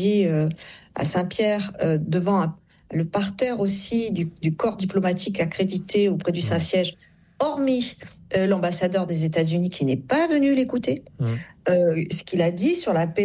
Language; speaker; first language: French; native; French